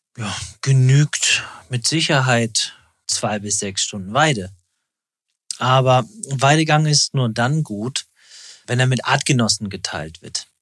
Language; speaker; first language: German; native; German